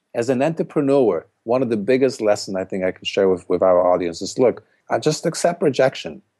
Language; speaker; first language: English; non-native, fluent; Polish